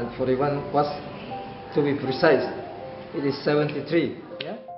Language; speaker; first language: English; non-native, fluent; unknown